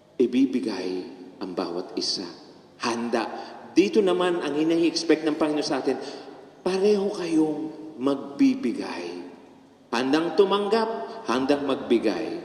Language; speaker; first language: Filipino; native; Filipino